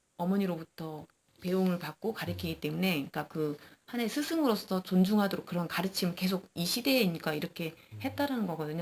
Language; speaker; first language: Korean; native; Korean